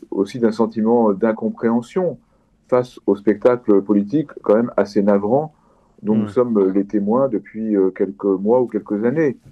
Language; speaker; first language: French; native; French